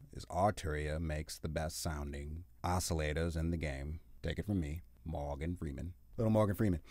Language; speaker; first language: English; native; English